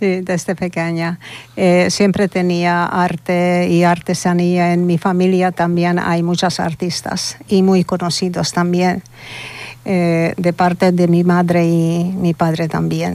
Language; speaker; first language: Spanish; non-native, learner; Hungarian